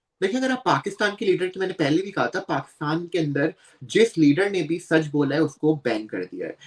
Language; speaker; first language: Urdu; native; Urdu